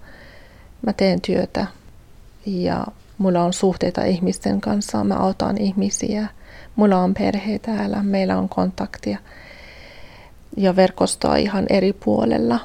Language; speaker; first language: Finnish; non-native, fluent; Persian